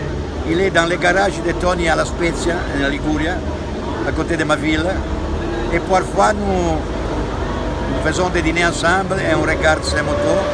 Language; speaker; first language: French; non-native, fluent; Italian